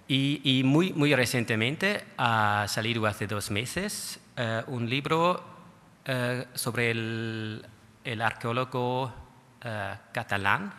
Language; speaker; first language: Spanish; non-native, fluent; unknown